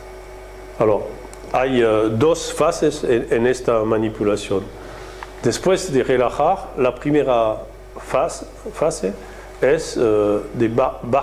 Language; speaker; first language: Spanish; non-native, fluent; French